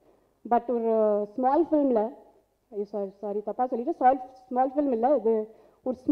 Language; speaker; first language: Tamil; non-native, local second language; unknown